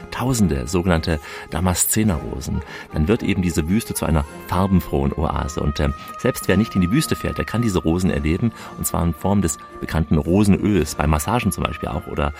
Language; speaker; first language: German; native; German